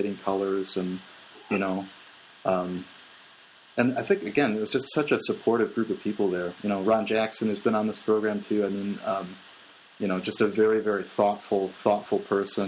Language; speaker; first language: English; native; English